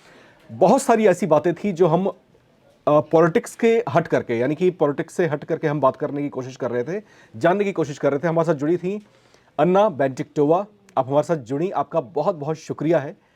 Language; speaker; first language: Hindi; native; Hindi